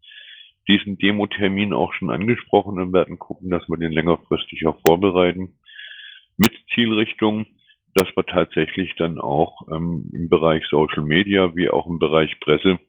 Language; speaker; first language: German; native; German